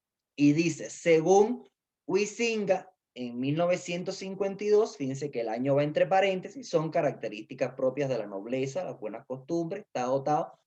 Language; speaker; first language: Spanish; native; Spanish